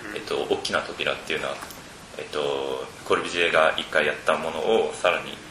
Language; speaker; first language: Japanese; native; Japanese